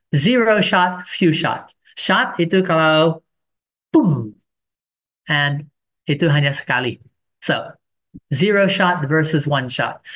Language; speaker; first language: Indonesian; non-native, fluent; English